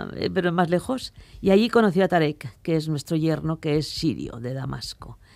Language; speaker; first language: Spanish; native; Spanish